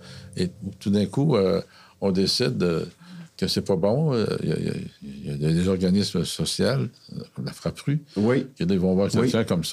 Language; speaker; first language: French; native; French